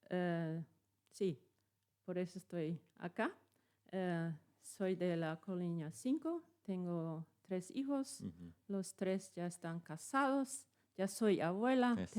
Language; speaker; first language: Spanish; non-native, local second language; Plautdietsch